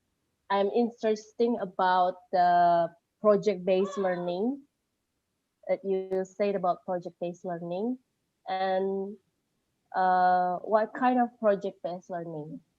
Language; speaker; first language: English; non-native, learner; Indonesian